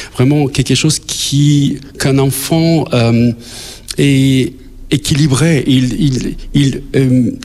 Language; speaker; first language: French; non-native, fluent; Albanian